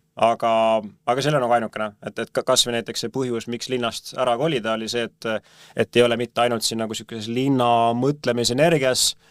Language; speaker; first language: Estonian; native; Estonian